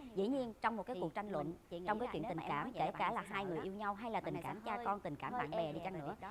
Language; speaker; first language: Vietnamese; native; Vietnamese